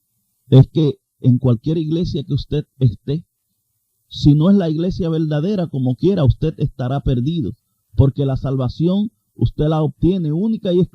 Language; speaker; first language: Spanish; native; Spanish